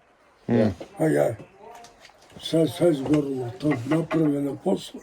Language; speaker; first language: Croatian; native; Croatian